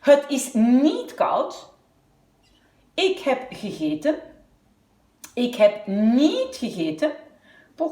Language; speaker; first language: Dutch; non-native, fluent; French